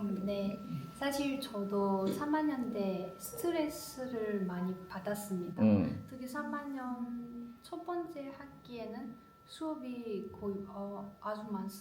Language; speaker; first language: Korean; non-native, learner; Chinese